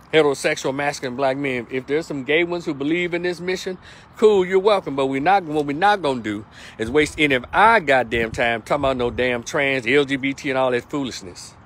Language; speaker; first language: English; native; English